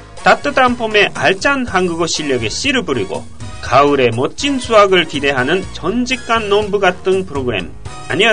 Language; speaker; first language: Korean; non-native, fluent; Japanese